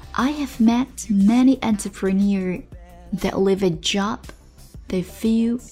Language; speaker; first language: English; non-native, fluent; Chinese